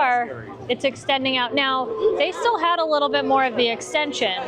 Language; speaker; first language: English; native; English